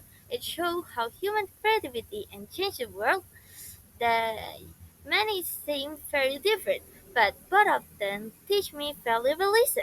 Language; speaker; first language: English; non-native, learner; Indonesian